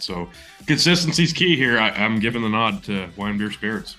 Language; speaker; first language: English; native; English